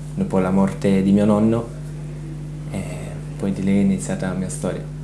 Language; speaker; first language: Italian; native; Italian